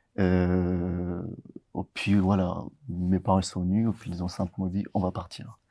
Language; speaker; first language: French; early bilingual, other home language; Tigrinya